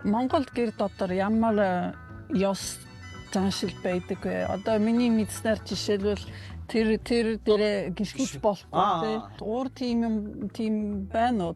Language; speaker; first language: Mongolian; non-native, fluent; Polish